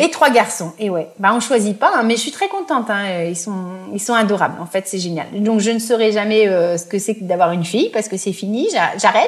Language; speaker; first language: French; native; French